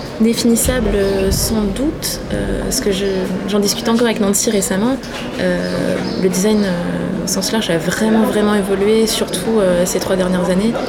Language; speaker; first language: French; native; French